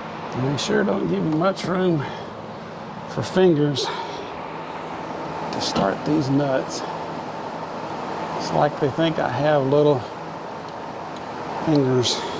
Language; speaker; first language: English; native; English